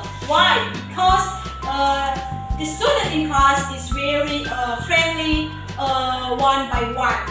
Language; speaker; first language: English; non-native, learner; Indonesian